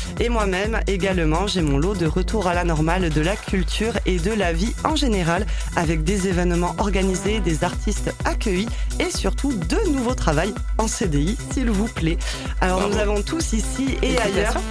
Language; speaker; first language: French; native; French